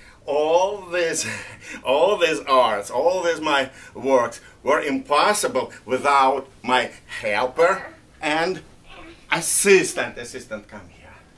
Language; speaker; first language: English; non-native, fluent; Ukrainian